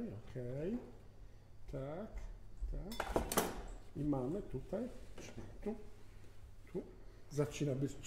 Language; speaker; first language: Polish; non-native, fluent; Italian